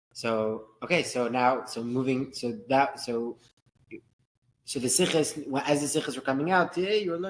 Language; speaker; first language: English; native; English